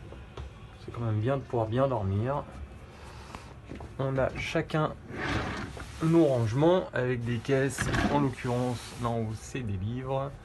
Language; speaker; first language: French; native; French